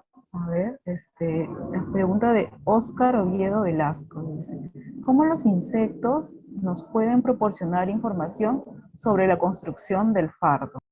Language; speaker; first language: Spanish; native; Spanish